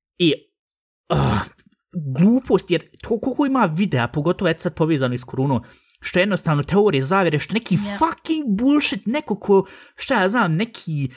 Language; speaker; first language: Bosnian; early bilingual, heritage; Bosnian